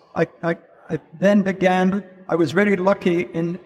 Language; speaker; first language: English; native; English